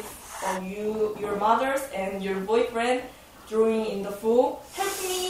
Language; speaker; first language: English; non-native, learner; Korean